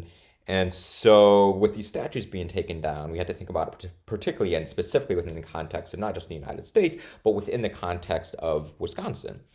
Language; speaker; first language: English; native; English